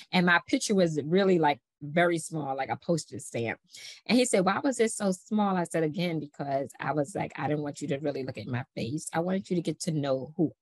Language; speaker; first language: English; native; English